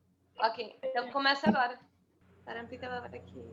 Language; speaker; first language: Portuguese; non-native, fluent; Spanish